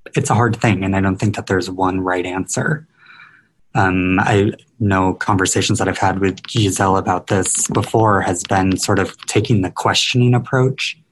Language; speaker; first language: English; native; English